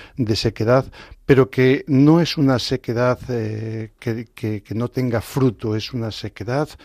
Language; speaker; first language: Spanish; native; Spanish